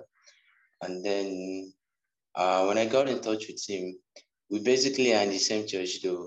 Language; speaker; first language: English; non-native, local second language; Igbo